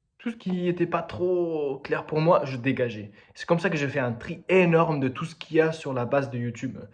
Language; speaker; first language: French; non-native, fluent; Spanish